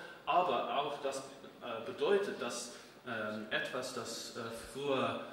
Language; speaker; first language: German; non-native, fluent; English